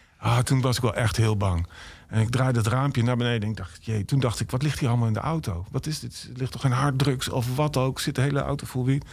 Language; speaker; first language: Dutch; native; Dutch